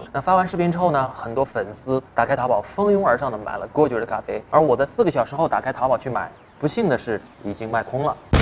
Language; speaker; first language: Chinese; native; Chinese